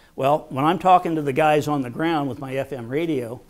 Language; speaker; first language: English; native; English